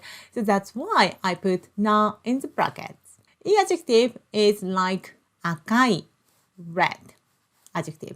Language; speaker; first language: English; non-native, local second language; Japanese